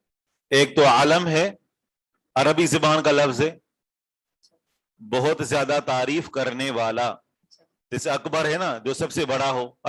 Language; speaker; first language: Urdu; native; Urdu